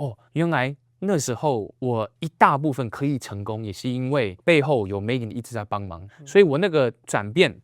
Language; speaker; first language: Chinese; native; Chinese